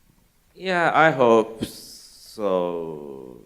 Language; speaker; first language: English; non-native, learner; Japanese